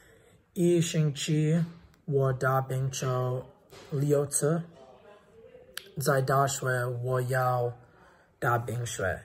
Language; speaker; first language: Chinese; non-native, learner; English